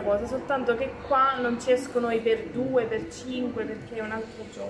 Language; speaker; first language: Italian; native; Italian